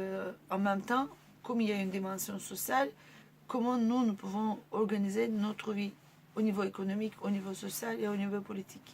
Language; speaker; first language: French; non-native, fluent; Turkish